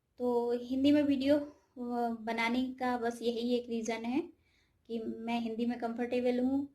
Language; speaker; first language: Hindi; native; Hindi